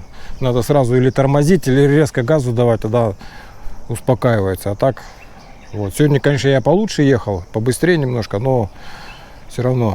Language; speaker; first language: Russian; native; Russian